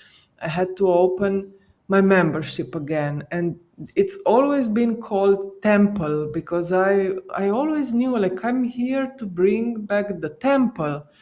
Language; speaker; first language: English; non-native, fluent; Slovenian